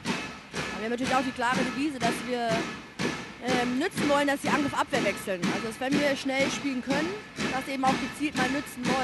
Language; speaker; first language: German; native; German